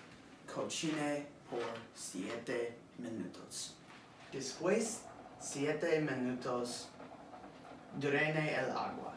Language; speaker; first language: Spanish; non-native, learner; English